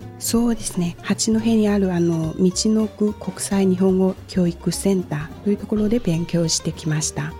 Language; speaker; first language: Japanese; non-native, fluent; Chinese